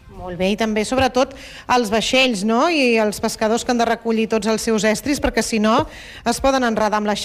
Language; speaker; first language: Catalan; native; Catalan